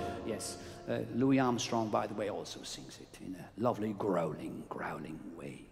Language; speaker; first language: English; non-native, fluent; German